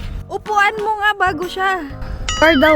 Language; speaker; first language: Filipino; native; Filipino